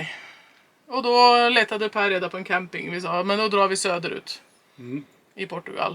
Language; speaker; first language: Swedish; native; Swedish